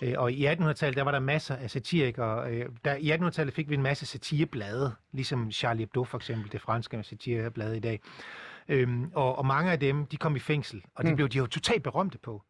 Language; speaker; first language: Danish; native; Danish